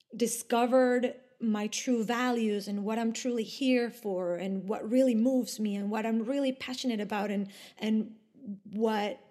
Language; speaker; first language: English; non-native, fluent; Spanish